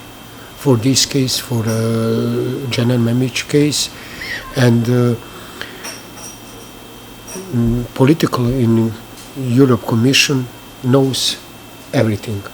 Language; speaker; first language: English; non-native, learner; Bosnian